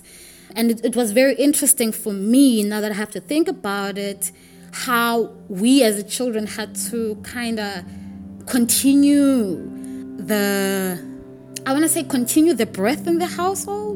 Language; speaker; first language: English; non-native, local second language; Xhosa